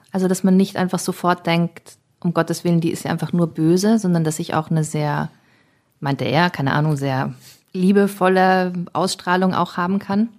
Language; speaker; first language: German; early bilingual, other home language; English